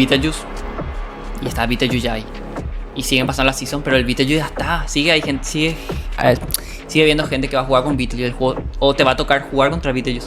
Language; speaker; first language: Spanish; native; Spanish